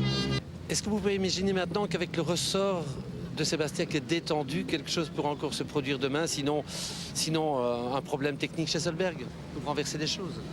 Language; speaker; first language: French; native; French